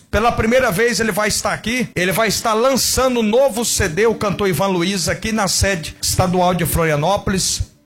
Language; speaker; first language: Portuguese; native; Portuguese